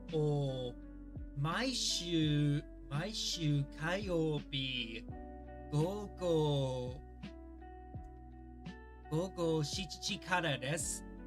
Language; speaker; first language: Japanese; non-native, learner; English